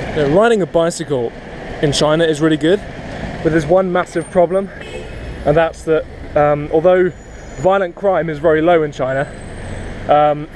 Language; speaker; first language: English; native; English